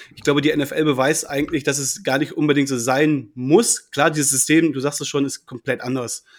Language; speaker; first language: German; native; German